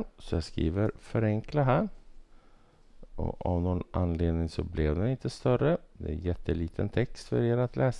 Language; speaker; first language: Swedish; native; Swedish